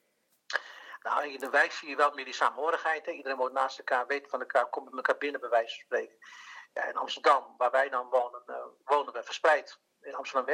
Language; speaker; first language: Dutch; early bilingual, other home language; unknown